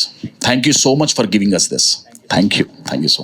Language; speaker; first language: Telugu; native; Telugu